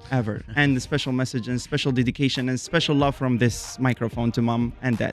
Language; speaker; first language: English; non-native, fluent; Arabic